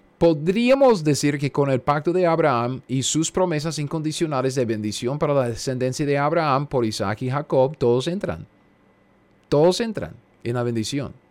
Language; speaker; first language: Spanish; non-native, fluent; English